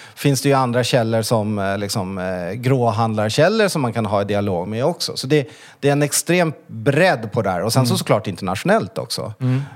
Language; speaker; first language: Swedish; early bilingual, other home language; Chinese